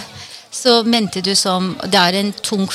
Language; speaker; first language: Norwegian; non-native, fluent; Turkish